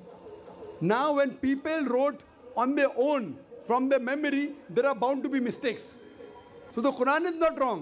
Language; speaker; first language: English; non-native, local second language; Urdu